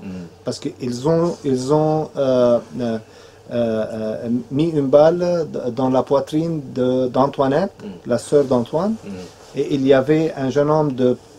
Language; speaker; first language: French; non-native, fluent; Arabic